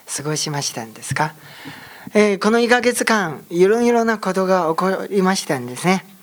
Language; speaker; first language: Japanese; non-native, fluent; Chinese